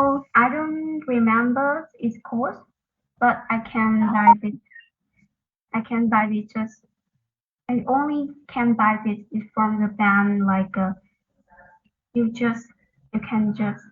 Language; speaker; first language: English; non-native, learner; Vietnamese